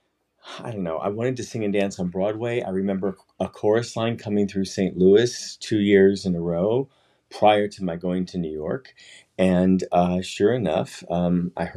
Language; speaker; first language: English; native; English